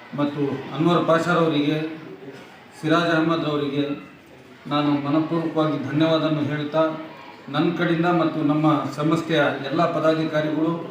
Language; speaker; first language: Kannada; non-native, local second language; Urdu